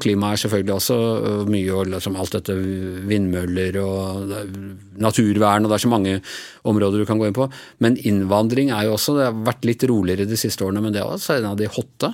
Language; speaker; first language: Norwegian; native; Norwegian